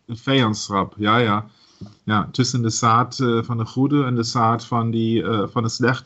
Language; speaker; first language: Dutch; non-native, learner; German